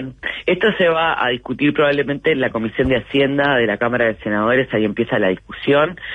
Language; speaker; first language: Spanish; native; Spanish